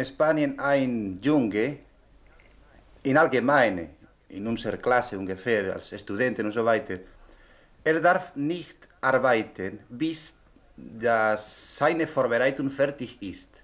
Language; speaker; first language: German; non-native, learner; Spanish